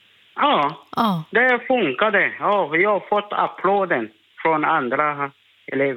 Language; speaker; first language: Swedish; non-native, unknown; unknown